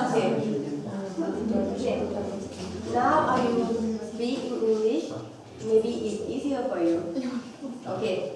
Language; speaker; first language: English; non-native, local second language; Thai